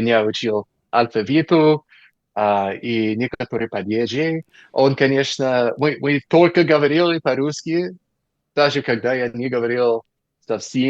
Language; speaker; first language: Russian; non-native, learner; English